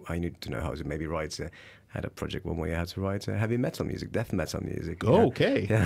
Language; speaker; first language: English; early bilingual, other home language; Russian